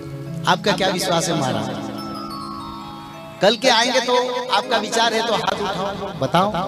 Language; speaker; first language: Hindi; non-native, local second language; Odia